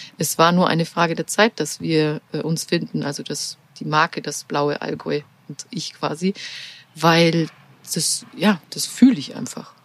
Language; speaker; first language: German; native; German